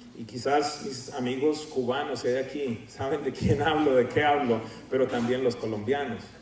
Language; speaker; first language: Spanish; native; Spanish